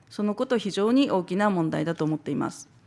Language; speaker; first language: Japanese; native; Japanese